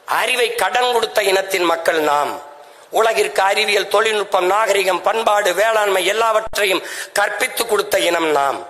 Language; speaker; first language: Tamil; native; Tamil